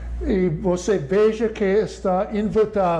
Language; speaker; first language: Portuguese; non-native, learner; English